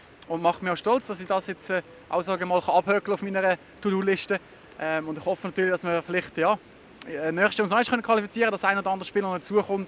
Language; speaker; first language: German; native; German